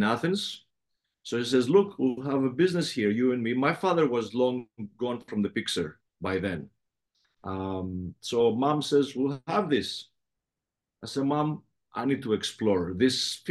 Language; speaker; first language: English; non-native, fluent; Greek